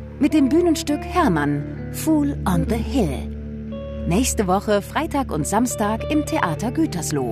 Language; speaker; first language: German; native; German